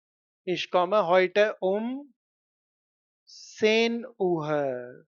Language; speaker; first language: German; non-native, fluent; Hindi